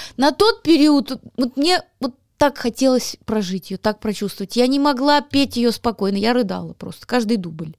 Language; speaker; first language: Russian; native; Russian